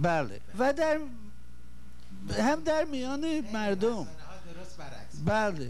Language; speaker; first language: Persian; non-native, fluent; English